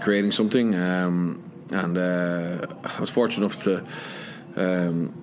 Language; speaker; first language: English; native; English